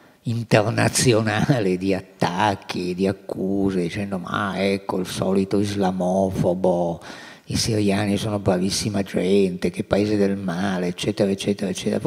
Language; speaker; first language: Italian; native; Italian